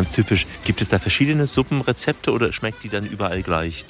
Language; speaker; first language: German; native; German